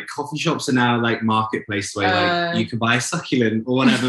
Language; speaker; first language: English; native; English